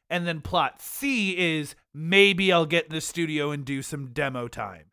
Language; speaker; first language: English; native; English